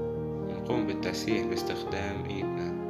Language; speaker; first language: Arabic; native; Arabic